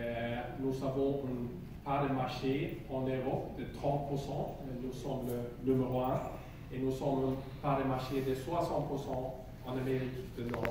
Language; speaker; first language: French; non-native, learner; Swedish